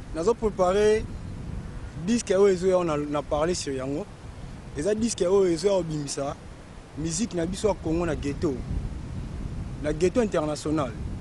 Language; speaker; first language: French; non-native, local second language; Lingala